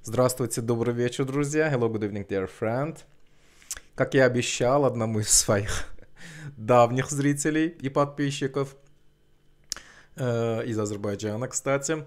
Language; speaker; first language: Russian; non-native, local second language; Azerbaijani